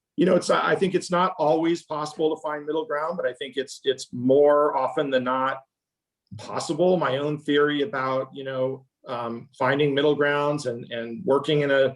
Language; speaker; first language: English; native; English